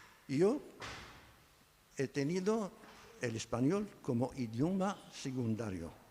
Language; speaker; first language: Spanish; non-native, fluent; Arabic